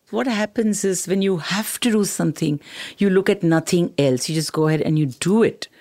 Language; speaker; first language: English; non-native, local second language; Tamil